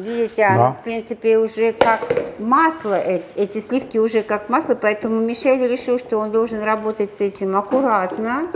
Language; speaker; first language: Russian; native; Russian